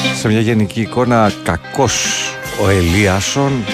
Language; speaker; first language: Greek; native; Greek